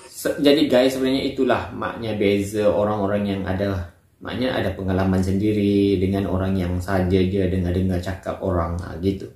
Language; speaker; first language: Malay; native; Malay